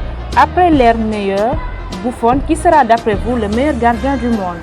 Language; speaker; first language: French; non-native, local second language; Wolof